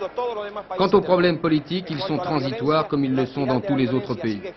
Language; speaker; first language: French; non-native, fluent; Spanish